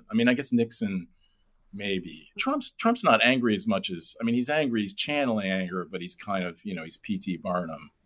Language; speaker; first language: English; native; English